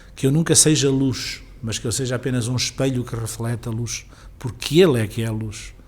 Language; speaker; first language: Portuguese; native; Portuguese